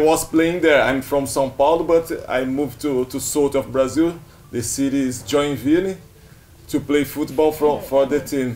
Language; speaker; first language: English; non-native, learner; Portuguese